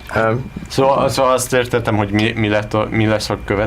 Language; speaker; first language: Hungarian; non-native, learner; English